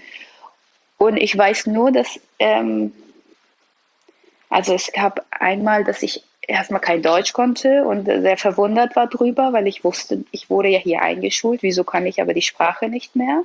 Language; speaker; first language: German; early bilingual, other home language; Persian